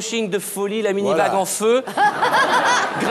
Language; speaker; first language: French; native; French